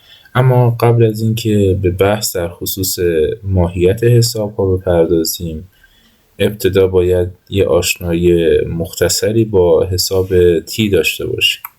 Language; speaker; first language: Persian; native; Persian